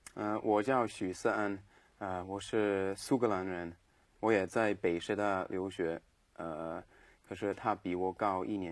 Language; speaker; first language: Chinese; non-native, learner; English